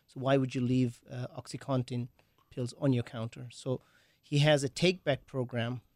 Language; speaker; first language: English; native; English